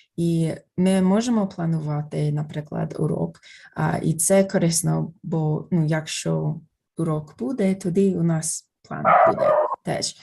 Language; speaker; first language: Ukrainian; non-native, fluent; English